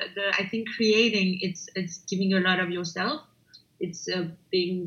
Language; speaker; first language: English; non-native, fluent; French